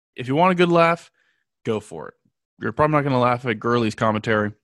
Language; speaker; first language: English; native; English